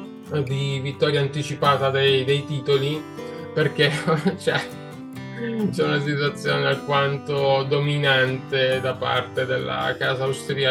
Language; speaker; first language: Italian; native; Italian